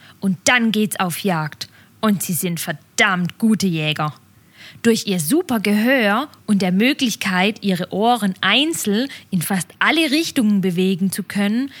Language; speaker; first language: German; native; German